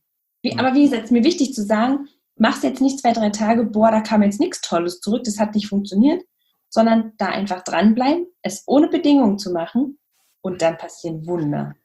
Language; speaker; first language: German; native; German